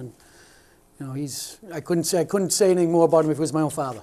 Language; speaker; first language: English; native; English